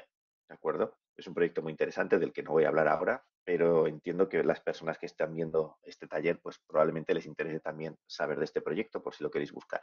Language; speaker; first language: Spanish; native; Spanish